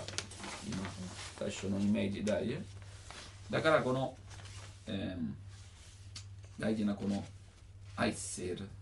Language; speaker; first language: Japanese; non-native, learner; Italian